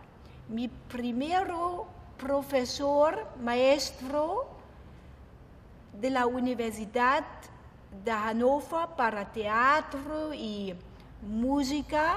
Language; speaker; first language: Spanish; non-native, fluent; German